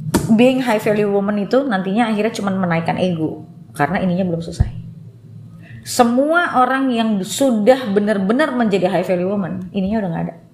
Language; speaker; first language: Indonesian; native; Indonesian